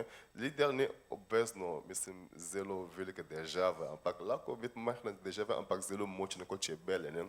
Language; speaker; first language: Slovenian; non-native, fluent; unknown